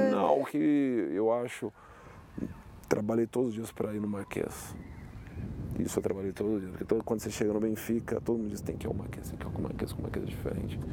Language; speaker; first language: Portuguese; native; Portuguese